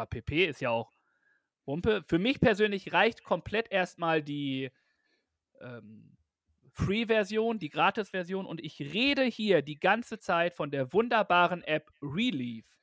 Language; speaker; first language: German; native; German